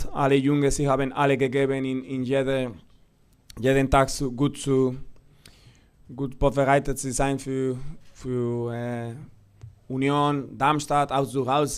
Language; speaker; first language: German; non-native, fluent; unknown